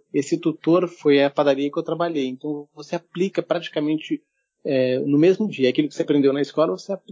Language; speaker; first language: Portuguese; early bilingual, heritage; German